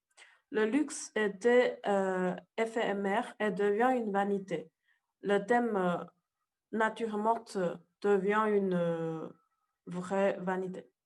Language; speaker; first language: French; non-native, learner; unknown